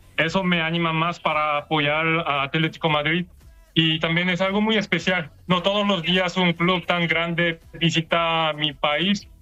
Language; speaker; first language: Spanish; non-native, learner; Korean